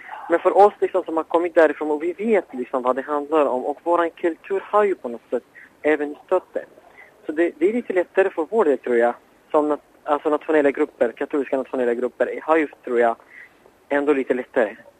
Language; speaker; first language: Swedish; non-native, fluent; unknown